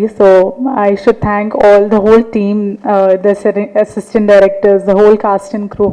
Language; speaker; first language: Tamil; non-native, learner; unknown